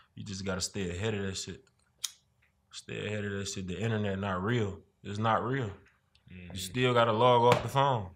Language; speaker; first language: English; native; English